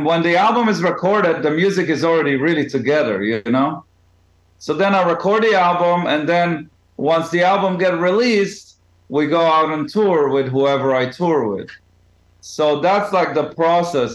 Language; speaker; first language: English; non-native, fluent; Hebrew